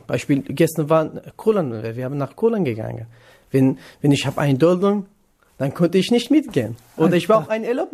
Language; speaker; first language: German; non-native, learner; Kurdish